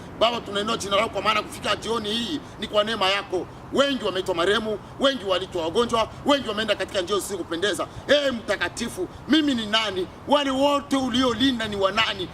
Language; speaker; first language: Swahili; native; Swahili